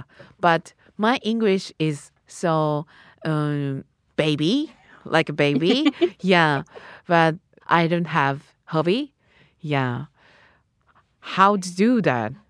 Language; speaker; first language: English; non-native, learner; Japanese